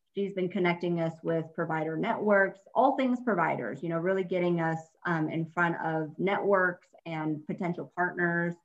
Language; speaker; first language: English; native; English